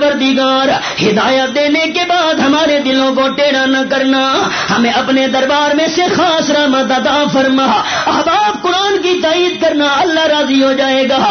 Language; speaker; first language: Urdu; non-native, local second language; Northern Hindko